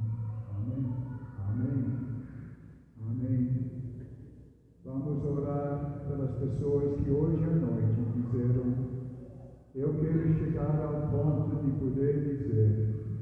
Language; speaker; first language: Portuguese; non-native, fluent; English